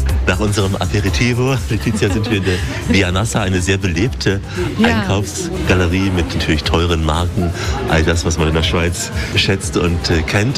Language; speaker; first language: German; native; German